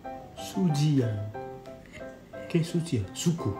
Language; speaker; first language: Portuguese; non-native, learner; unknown